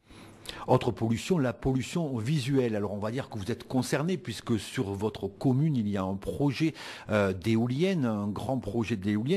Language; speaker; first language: French; native; French